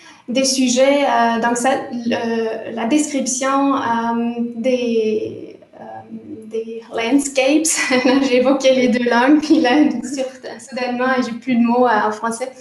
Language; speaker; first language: French; non-native, fluent; German